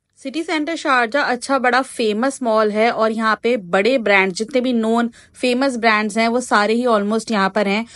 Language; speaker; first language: Urdu; native; Urdu